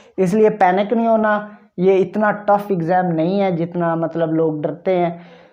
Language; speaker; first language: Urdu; native; Urdu